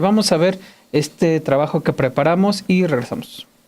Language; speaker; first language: Spanish; native; Spanish